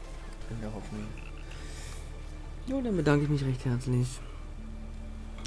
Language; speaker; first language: German; native; German